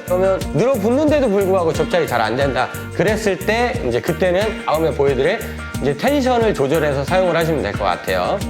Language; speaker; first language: Korean; native; Korean